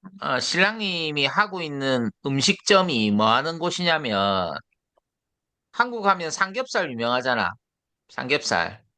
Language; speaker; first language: Korean; native; Korean